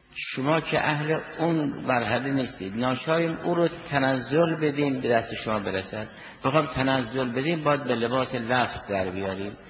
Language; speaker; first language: Persian; native; Persian